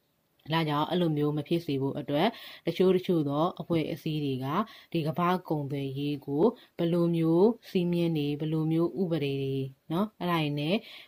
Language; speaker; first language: Burmese; native; Burmese